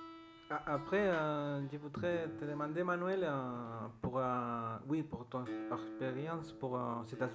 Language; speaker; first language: French; non-native, learner; Spanish